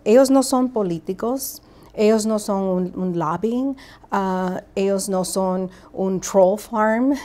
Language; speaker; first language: Spanish; early bilingual, heritage; Spanish